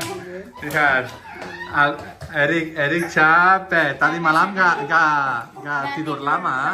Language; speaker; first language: Indonesian; non-native, learner; Catalan